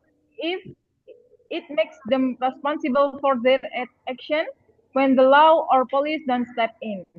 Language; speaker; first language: English; non-native, learner; Indonesian